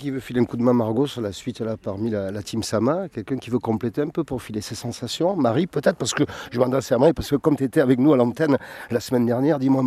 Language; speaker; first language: French; native; French